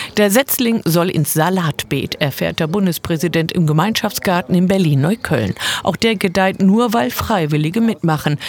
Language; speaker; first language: German; native; German